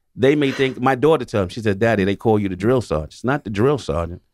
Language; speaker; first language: English; native; English